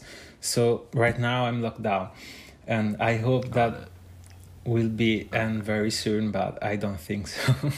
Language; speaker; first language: English; non-native, fluent; Italian